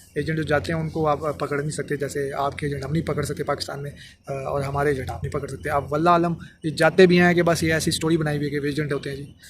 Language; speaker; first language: Urdu; native; Urdu